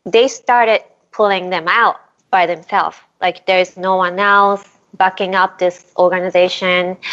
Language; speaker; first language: English; non-native, fluent; Japanese